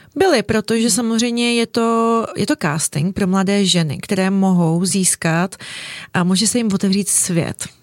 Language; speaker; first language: Czech; early bilingual, other home language; Russian